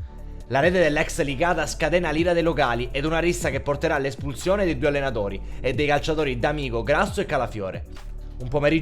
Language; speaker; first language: Italian; native; Italian